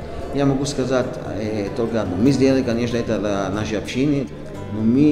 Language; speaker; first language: Russian; non-native, fluent; Hebrew